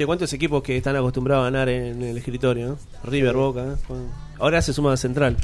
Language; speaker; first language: Spanish; native; Spanish